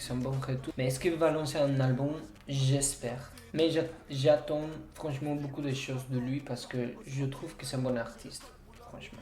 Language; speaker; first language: French; non-native, fluent; Spanish